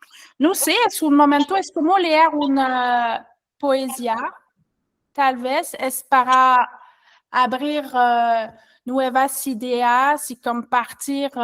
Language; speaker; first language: Spanish; non-native, learner; French